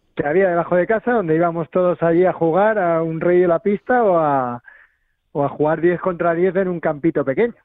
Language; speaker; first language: Spanish; native; Spanish